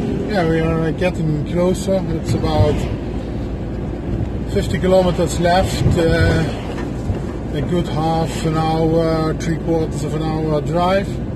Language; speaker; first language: English; non-native, fluent; Dutch